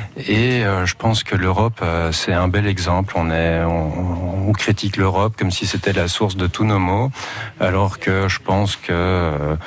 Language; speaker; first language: French; native; French